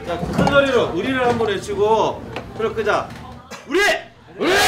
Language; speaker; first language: Korean; native; Korean